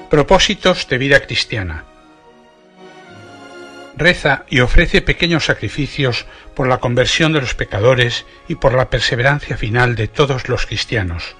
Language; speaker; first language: Spanish; native; Spanish